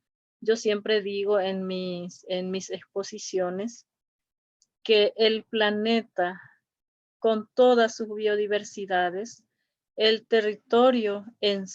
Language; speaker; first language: Spanish; non-native, local second language; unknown